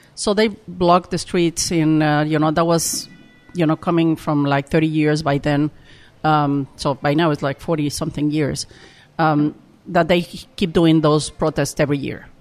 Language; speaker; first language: English; non-native, fluent; Spanish